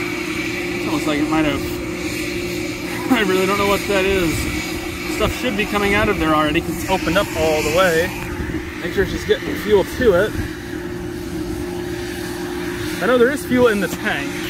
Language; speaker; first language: English; native; English